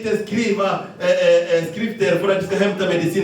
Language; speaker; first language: Swedish; non-native, fluent; Lingala